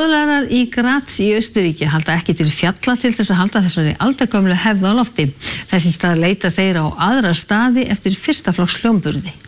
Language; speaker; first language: Icelandic; native; Icelandic